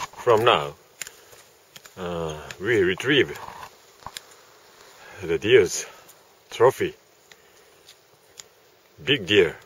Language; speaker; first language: English; non-native, learner; Japanese